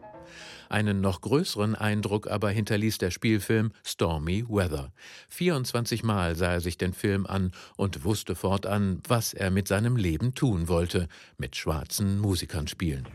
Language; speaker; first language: German; native; German